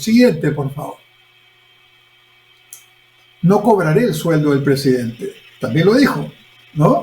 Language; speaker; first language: Spanish; native; Spanish